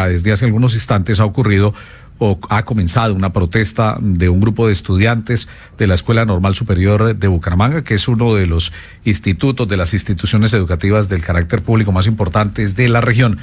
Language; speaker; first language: Spanish; native; Spanish